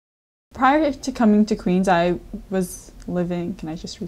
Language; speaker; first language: English; native; English